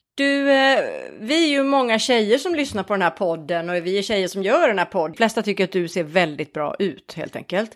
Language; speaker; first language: Swedish; native; Swedish